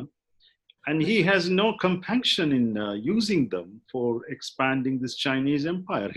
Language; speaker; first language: English; non-native, local second language; Malayalam